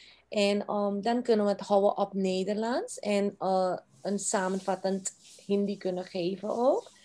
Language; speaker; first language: Dutch; non-native, local second language; Caribbean Hindustani